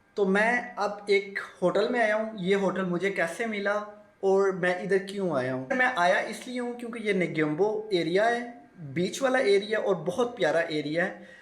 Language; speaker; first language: Urdu; non-native, local second language; Punjabi